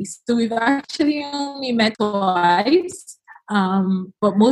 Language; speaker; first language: English; non-native, local second language; Igbo